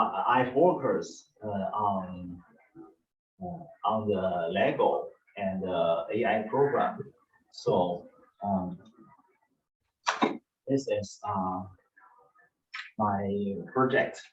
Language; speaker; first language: English; non-native, learner; Chinese